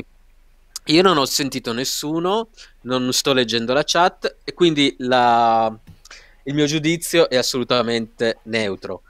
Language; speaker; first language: Italian; native; Italian